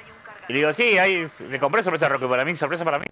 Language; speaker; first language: Spanish; native; Spanish